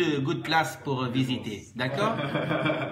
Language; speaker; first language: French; non-native, learner; Portuguese